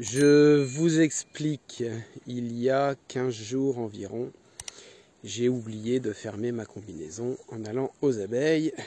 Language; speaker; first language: French; native; French